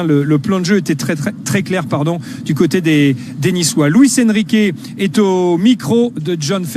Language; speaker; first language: French; native; French